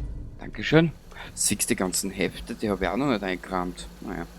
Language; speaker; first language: German; native; German